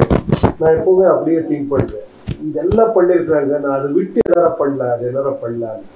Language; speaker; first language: Tamil; non-native, learner; Kannada